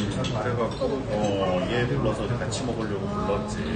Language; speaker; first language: Korean; native; Korean